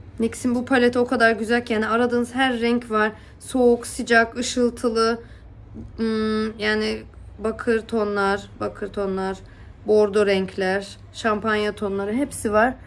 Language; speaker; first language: Turkish; early bilingual, heritage; Turkish